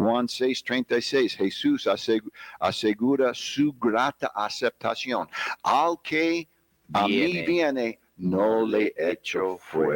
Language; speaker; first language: Spanish; non-native, fluent; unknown